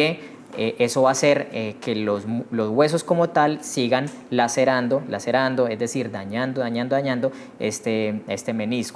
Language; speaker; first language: Spanish; native; Spanish